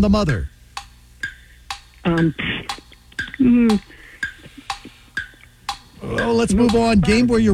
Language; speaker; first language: English; native; English